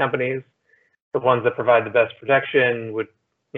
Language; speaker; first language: English; native; English